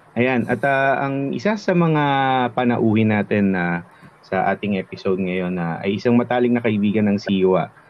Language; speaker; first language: Filipino; native; Filipino